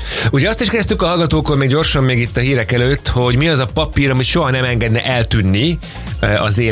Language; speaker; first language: Hungarian; native; Hungarian